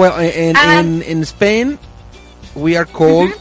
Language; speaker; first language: English; non-native, learner; Spanish